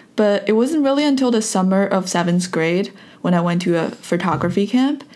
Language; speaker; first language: English; non-native, fluent; Chinese